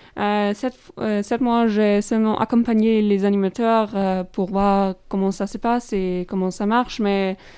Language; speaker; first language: French; non-native, learner; German